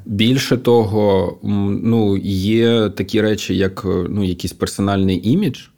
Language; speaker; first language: Ukrainian; non-native, local second language; Russian